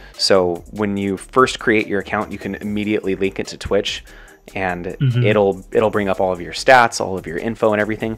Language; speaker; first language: English; native; English